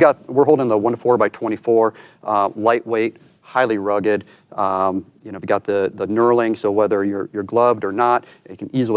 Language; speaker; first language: English; native; English